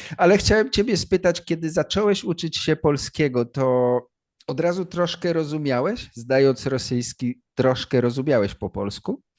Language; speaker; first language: Polish; native; Polish